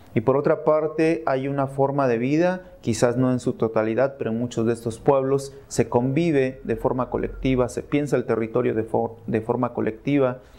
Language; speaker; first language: Spanish; native; Spanish